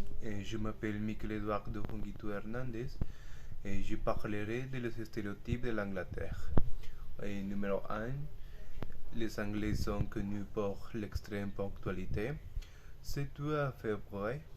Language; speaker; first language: French; non-native, learner; Spanish